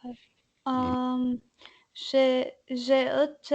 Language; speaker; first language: French; non-native, learner; English